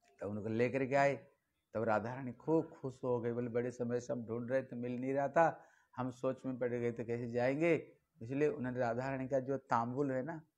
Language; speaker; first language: Hindi; non-native, local second language; Bangla